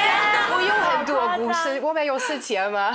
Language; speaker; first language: Chinese; non-native, fluent; Hungarian